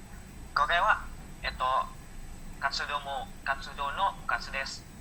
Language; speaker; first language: Japanese; non-native, learner; Indonesian